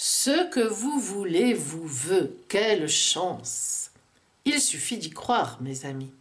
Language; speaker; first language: French; native; French